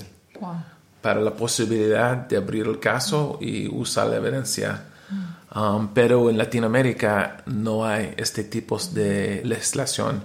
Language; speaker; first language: Spanish; non-native, learner; English